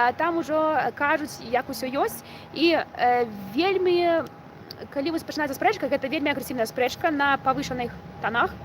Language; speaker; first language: Belarusian; non-native, local second language; Russian